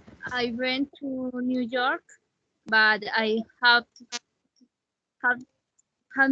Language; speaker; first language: English; non-native, learner; Spanish